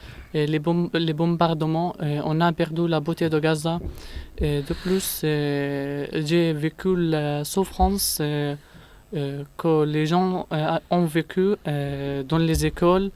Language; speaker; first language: French; non-native, learner; Arabic